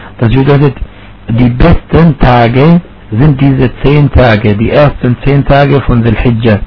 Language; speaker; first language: German; non-native, fluent; Arabic